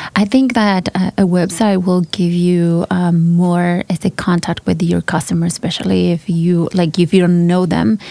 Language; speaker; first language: English; non-native, fluent; Spanish